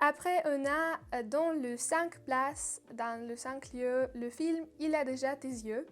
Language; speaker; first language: French; non-native, learner; Russian